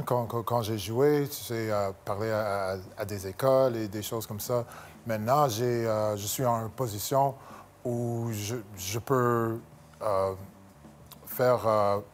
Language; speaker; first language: French; non-native, local second language; English